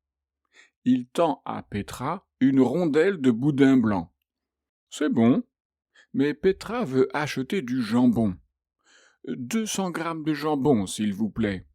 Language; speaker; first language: French; native; French